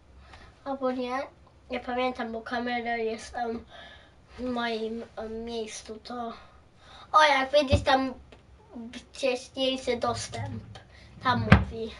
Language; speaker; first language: Polish; early bilingual, heritage; Polish